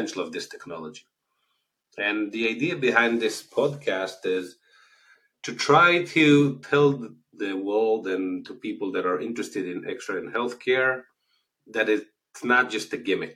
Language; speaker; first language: English; non-native, fluent; Hebrew